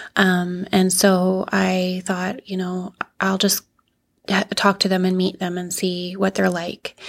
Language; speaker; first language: English; native; English